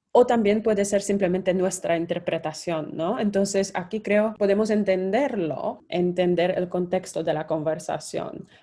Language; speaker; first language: Spanish; non-native, fluent; Polish